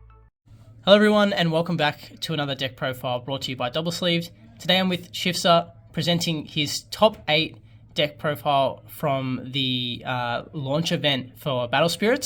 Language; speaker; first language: English; native; English